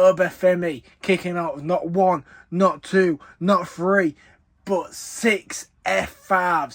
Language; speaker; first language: English; native; English